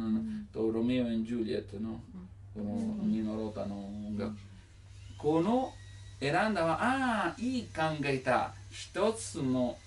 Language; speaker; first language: Japanese; non-native, learner; Italian